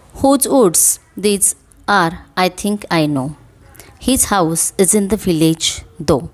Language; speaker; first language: English; non-native, local second language; Marathi